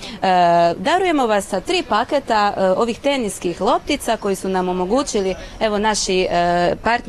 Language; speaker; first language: Croatian; native; Croatian